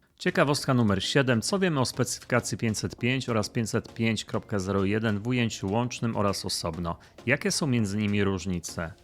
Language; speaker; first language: Polish; native; Polish